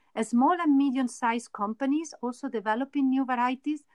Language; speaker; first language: English; non-native, fluent; Spanish